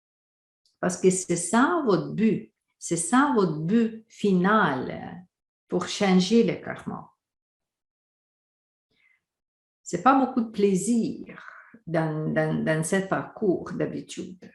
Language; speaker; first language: French; non-native, fluent; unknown